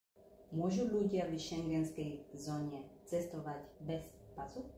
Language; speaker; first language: Slovak; non-native, learner; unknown